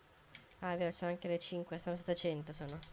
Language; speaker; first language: Italian; native; Italian